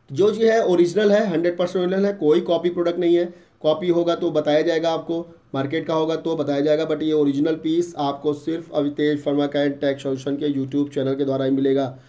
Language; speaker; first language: Hindi; native; Hindi